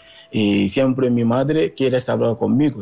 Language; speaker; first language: Spanish; non-native, learner; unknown